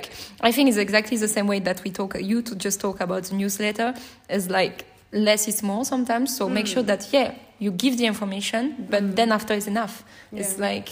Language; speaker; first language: English; non-native, fluent; French